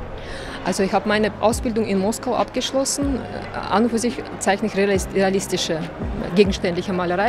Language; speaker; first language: German; non-native, fluent; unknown